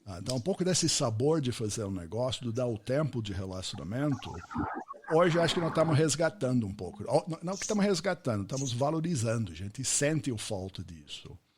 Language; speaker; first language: Portuguese; non-native, fluent; English